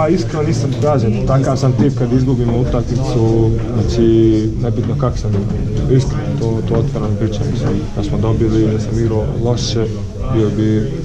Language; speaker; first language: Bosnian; early bilingual, heritage; Croatian